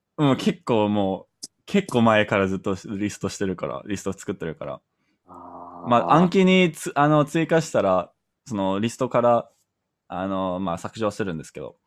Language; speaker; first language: Japanese; non-native, fluent; English